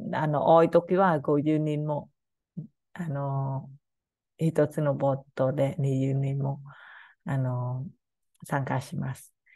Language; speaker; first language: Japanese; non-native, learner; Khmer